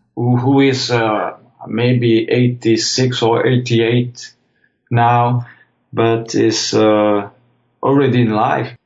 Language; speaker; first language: English; non-native, fluent; French